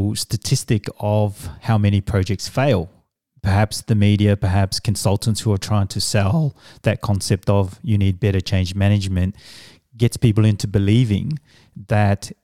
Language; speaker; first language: English; early bilingual, other home language; Samoan